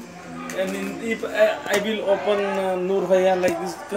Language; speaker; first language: English; non-native, learner; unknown